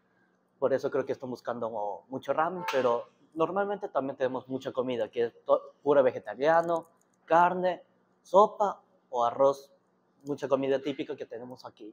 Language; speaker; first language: Spanish; early bilingual, heritage; Korean